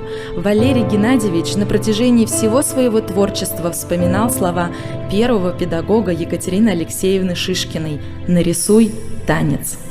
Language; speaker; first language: Russian; native; Russian